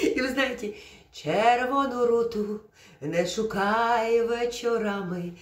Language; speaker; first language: Ukrainian; non-native, local second language; Russian